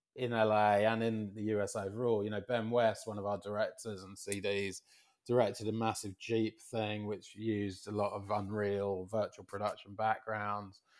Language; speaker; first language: English; native; English